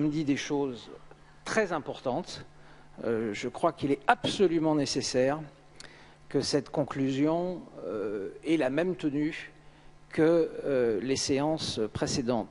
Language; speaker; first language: French; native; French